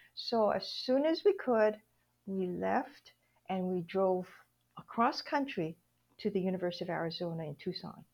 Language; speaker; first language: English; native; English